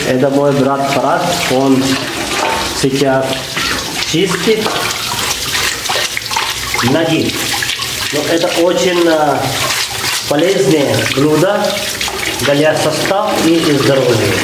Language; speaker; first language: Russian; non-native, learner; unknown